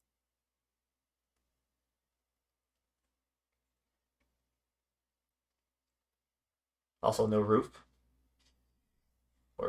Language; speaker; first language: English; native; English